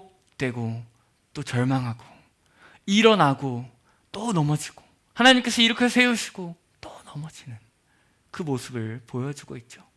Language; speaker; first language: Korean; native; Korean